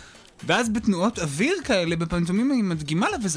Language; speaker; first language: Hebrew; native; Hebrew